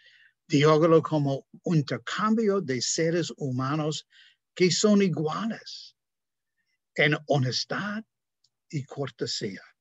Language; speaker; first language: Spanish; non-native, fluent; English